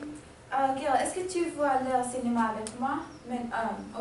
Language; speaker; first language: French; non-native, learner; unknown